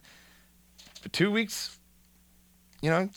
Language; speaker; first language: English; native; English